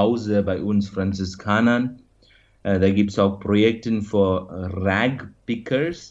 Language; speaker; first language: German; non-native, fluent; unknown